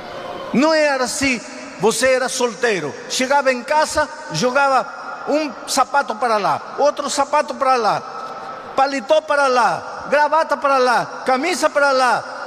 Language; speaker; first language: Portuguese; non-native, fluent; Spanish